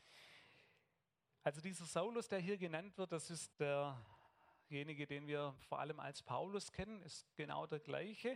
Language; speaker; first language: German; native; German